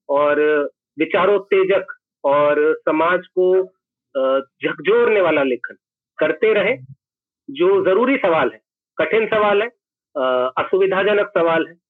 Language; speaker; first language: Hindi; native; Hindi